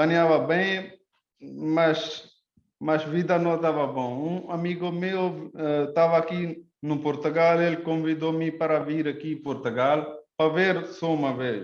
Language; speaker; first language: Portuguese; non-native, learner; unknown